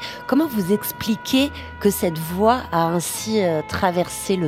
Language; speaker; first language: French; native; French